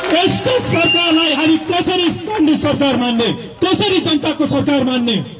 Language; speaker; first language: Nepali; non-native, local second language; Newari